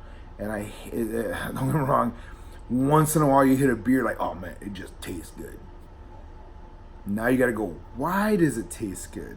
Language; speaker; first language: English; native; English